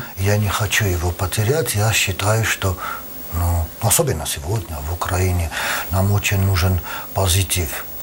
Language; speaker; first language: Russian; non-native, local second language; Armenian